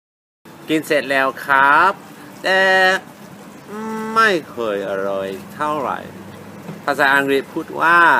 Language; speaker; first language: Thai; non-native, fluent; English